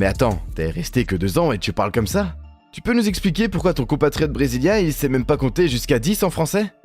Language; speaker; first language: French; native; French